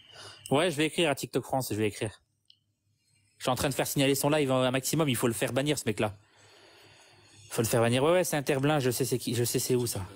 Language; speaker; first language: French; native; French